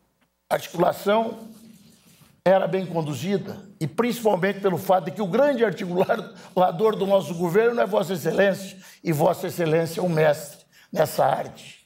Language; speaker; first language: Portuguese; native; Portuguese